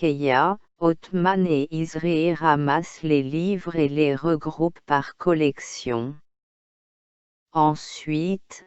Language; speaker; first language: French; non-native, learner; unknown